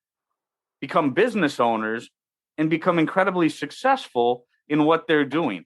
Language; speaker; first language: English; native; English